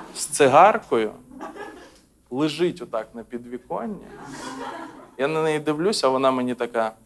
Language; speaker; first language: Ukrainian; non-native, local second language; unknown